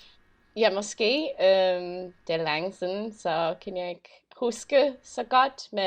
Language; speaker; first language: Danish; non-native, learner; English